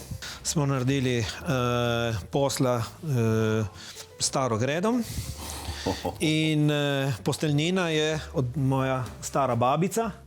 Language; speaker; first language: Slovenian; early bilingual, heritage; Italian